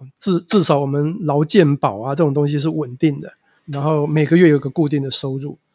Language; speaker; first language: Chinese; native; Chinese